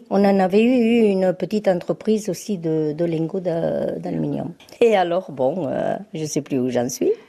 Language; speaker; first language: French; early bilingual, other home language; Spanish